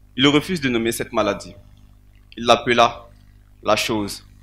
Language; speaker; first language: French; non-native, local second language; Mossi